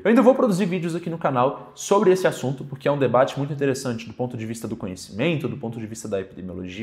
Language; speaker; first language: Portuguese; native; Portuguese